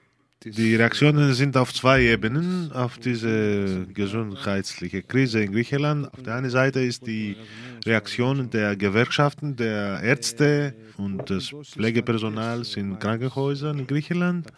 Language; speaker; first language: German; non-native, fluent; Greek